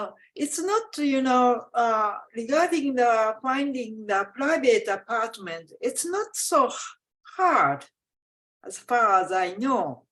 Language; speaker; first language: English; non-native, fluent; Japanese